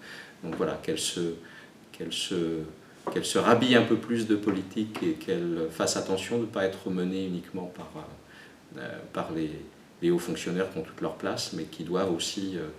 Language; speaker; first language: French; native; French